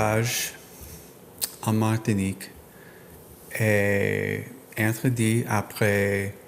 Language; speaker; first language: French; non-native, learner; English